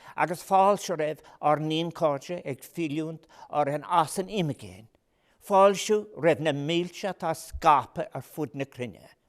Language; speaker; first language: Irish; non-native, local second language; English